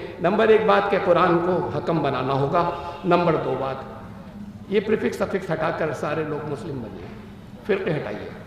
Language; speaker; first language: Urdu; native; Urdu